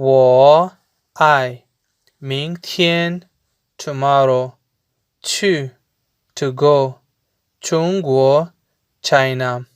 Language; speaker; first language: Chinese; non-native, learner; Urdu